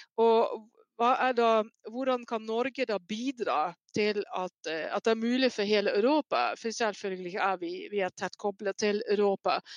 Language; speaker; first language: Norwegian; non-native, fluent; Dutch